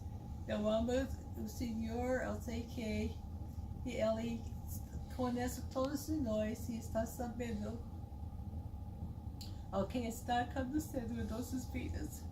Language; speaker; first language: Portuguese; non-native, learner; English